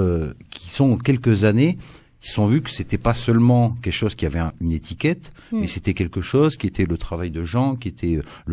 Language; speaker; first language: French; native; French